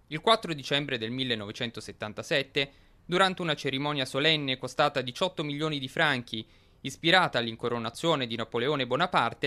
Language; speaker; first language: Italian; native; Italian